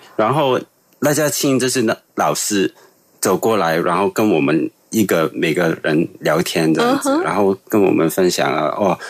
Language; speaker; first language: Chinese; non-native, local second language; Cantonese